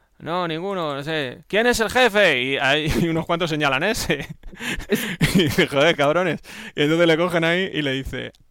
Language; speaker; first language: Spanish; native; Spanish